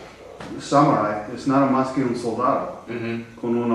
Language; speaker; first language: Spanish; non-native, learner; English